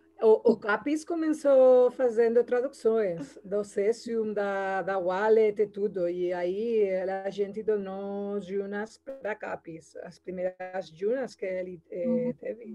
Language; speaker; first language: Portuguese; non-native, learner; Spanish